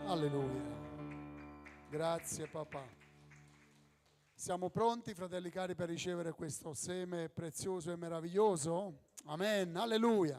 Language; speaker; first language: Italian; native; Italian